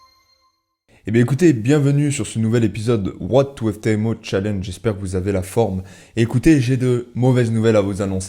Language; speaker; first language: French; native; French